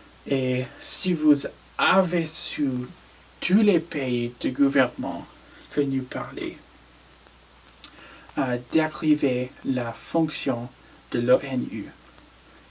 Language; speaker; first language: French; non-native, learner; English